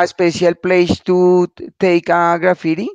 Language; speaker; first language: English; non-native, learner; Spanish